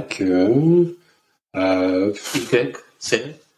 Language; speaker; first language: French; non-native, learner; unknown